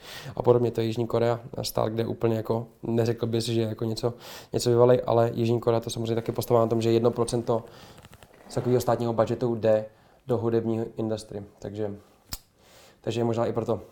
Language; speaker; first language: Czech; native; Czech